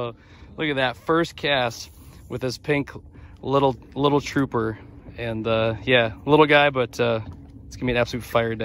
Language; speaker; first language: English; native; English